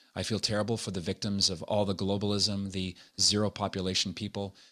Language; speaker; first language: English; native; English